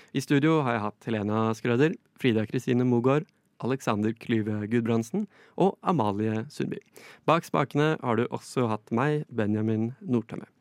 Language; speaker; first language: Norwegian; native; Norwegian